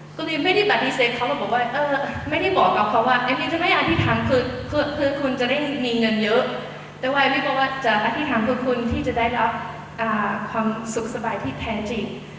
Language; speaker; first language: Thai; non-native, fluent; English